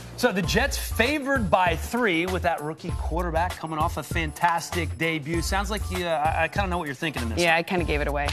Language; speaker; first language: English; native; English